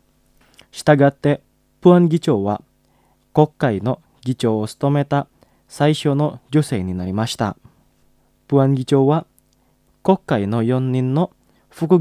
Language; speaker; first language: Japanese; non-native, fluent; Indonesian